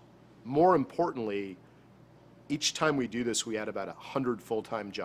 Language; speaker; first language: English; native; English